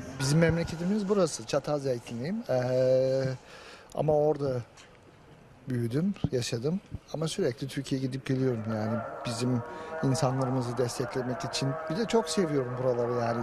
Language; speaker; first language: Turkish; early bilingual, heritage; Turkish